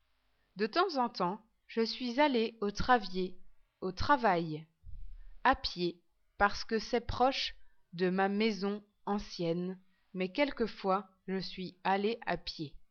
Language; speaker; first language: French; non-native, learner; English